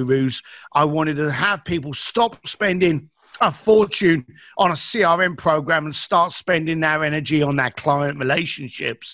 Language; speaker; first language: English; native; English